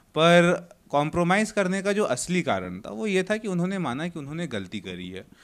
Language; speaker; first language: Hindi; native; Hindi